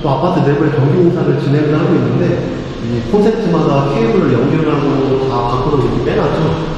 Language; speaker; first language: Korean; native; Korean